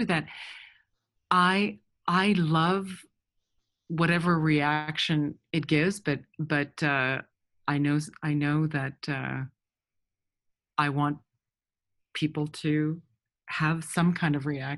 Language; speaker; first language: English; early bilingual, other home language; French